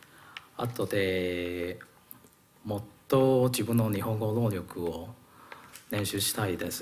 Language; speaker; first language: Japanese; non-native, learner; Cantonese